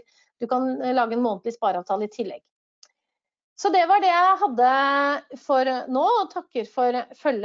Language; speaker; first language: Norwegian; native; Norwegian